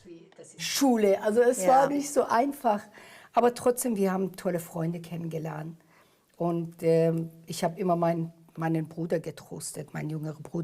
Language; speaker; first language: German; non-native, fluent; Persian